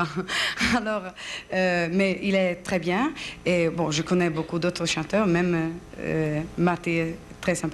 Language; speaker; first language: French; non-native, fluent; Italian